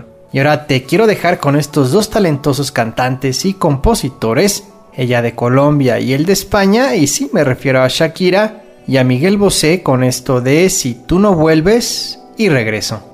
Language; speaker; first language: Spanish; native; Spanish